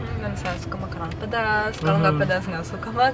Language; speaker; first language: Indonesian; non-native, fluent; Bulgarian